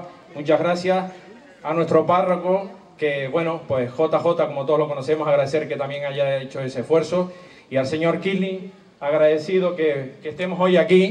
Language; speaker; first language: Spanish; native; Spanish